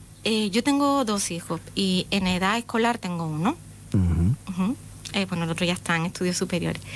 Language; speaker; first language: Spanish; native; Spanish